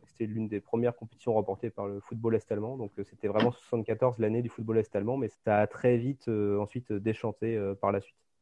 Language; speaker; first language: French; native; French